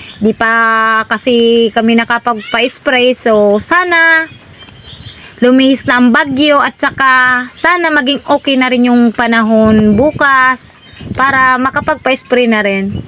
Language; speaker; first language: Filipino; non-native, local second language; Bikol